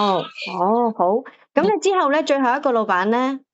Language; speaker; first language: Cantonese; native; Cantonese